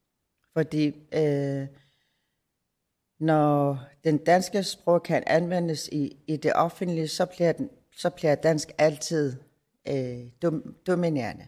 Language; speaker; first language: Danish; non-native, local second language; Kalaallisut